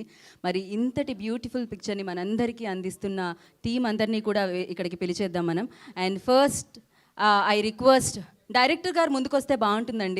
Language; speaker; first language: Telugu; native; Telugu